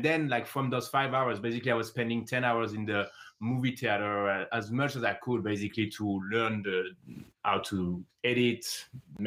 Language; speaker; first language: English; non-native, fluent; French